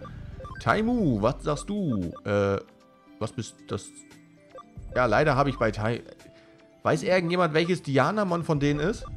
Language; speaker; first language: German; native; German